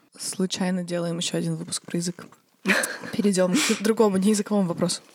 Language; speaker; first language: Russian; non-native, local second language; Estonian